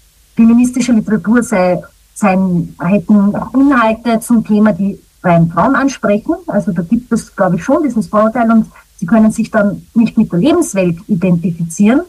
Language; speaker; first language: German; native; German